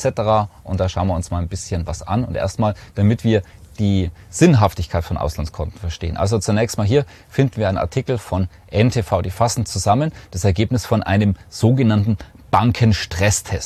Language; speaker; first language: German; native; German